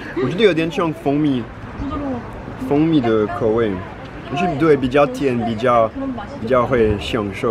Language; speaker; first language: Chinese; non-native, fluent; French